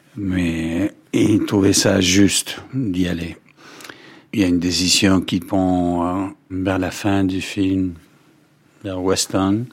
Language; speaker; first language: French; non-native, fluent; Danish